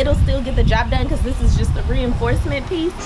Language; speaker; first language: English; native; English